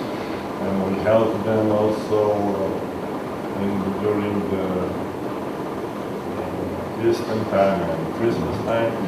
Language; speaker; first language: English; non-native, learner; Romanian